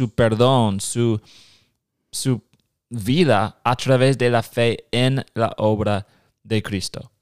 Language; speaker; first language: Spanish; non-native, fluent; English